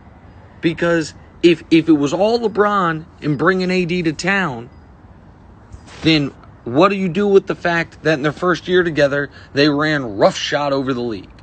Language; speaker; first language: English; native; English